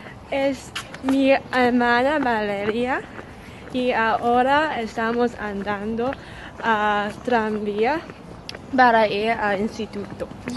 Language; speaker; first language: Spanish; non-native, learner; Cantonese